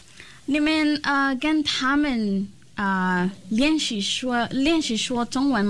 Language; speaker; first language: Chinese; non-native, fluent; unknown